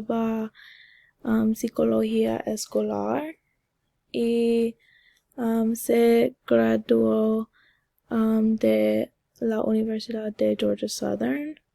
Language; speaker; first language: Spanish; non-native, learner; English